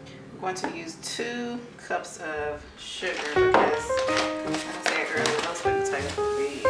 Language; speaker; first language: English; native; English